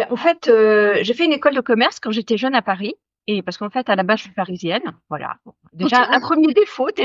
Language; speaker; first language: French; native; French